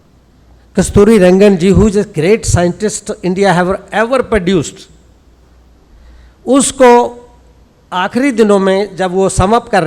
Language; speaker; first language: Hindi; native; Hindi